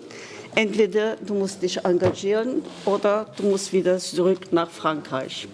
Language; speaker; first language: German; non-native, fluent; Kurdish